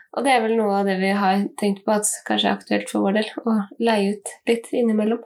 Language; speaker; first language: Norwegian; native; Norwegian